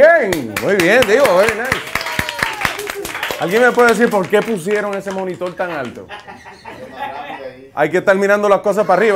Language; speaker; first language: Spanish; native; Spanish